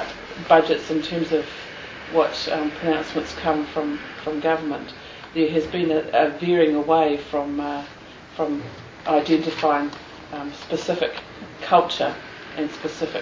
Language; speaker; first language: English; native; English